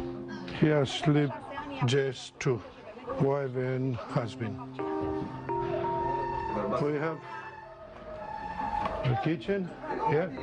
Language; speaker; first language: English; non-native, learner; Romanian